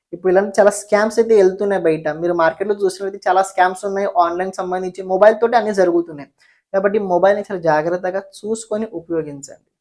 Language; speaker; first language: Telugu; non-native, local second language; Marathi